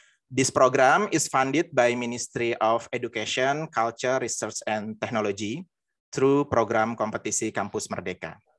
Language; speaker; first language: English; non-native, fluent; Indonesian